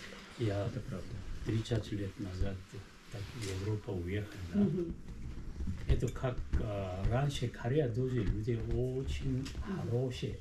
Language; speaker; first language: Russian; non-native, learner; Korean